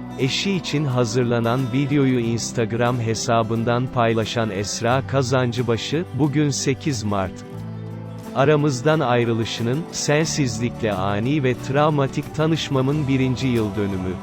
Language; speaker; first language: Turkish; native; Turkish